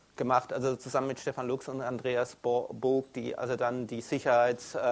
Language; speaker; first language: German; native; German